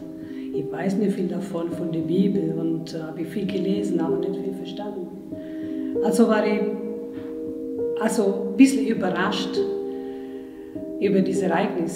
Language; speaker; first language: German; non-native, fluent; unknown